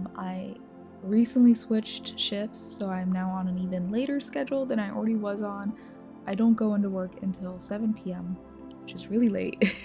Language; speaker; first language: English; native; English